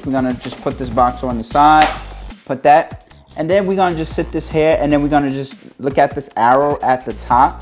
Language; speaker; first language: English; native; English